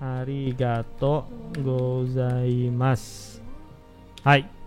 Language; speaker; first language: Japanese; non-native, fluent; Indonesian